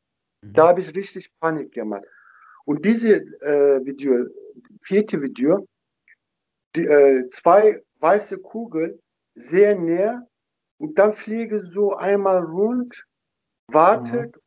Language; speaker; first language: German; non-native, learner; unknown